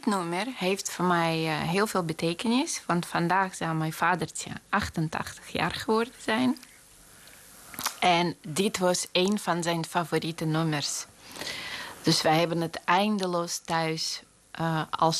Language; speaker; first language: Dutch; non-native, fluent; Russian